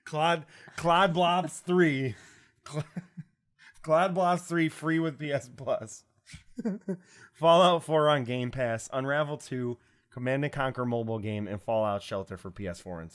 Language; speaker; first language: English; native; English